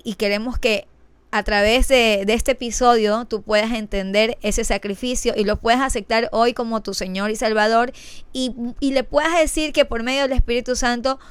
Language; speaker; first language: Spanish; native; Spanish